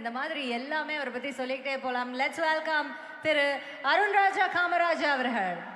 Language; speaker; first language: Tamil; native; Tamil